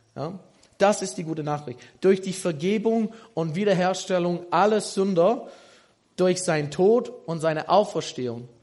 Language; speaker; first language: German; non-native, fluent; English